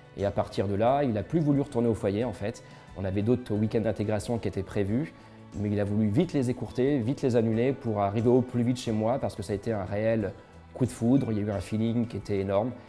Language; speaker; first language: French; native; French